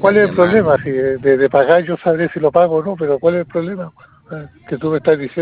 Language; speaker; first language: Spanish; native; Spanish